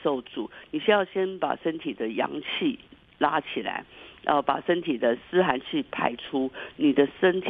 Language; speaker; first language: Chinese; native; Chinese